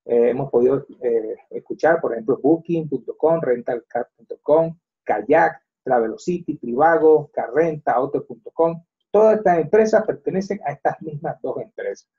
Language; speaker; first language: Spanish; native; Spanish